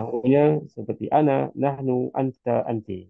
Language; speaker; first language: Indonesian; non-native, learner; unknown